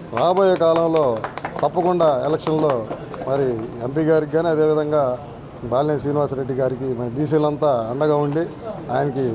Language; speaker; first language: Telugu; native; Telugu